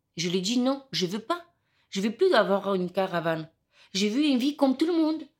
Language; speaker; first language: French; non-native, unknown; Romany